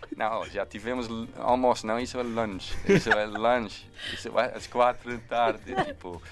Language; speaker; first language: Portuguese; non-native, learner; Dutch